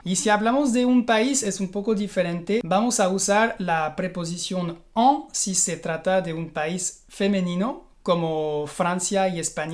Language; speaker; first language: Spanish; non-native, fluent; French